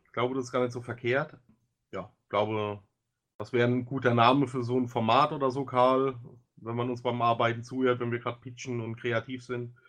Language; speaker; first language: German; native; German